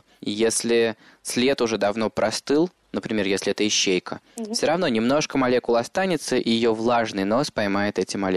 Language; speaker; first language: Russian; native; Russian